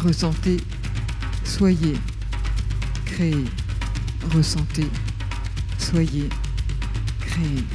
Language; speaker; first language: French; native; French